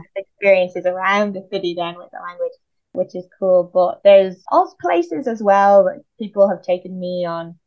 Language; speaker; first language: English; native; English